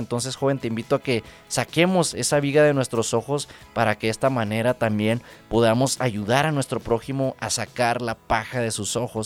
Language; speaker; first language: Spanish; native; Spanish